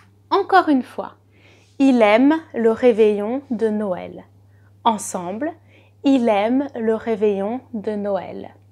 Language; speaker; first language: French; native; French